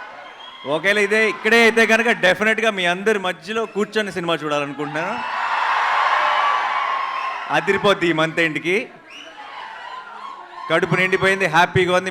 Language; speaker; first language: Telugu; native; Telugu